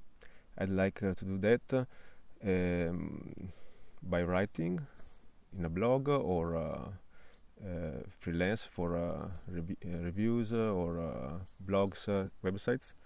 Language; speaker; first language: English; non-native, fluent; Italian